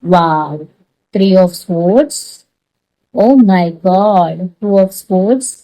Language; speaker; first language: English; non-native, local second language; Telugu